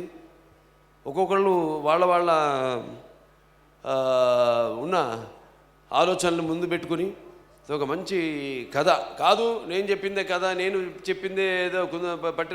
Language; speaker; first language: Telugu; native; Telugu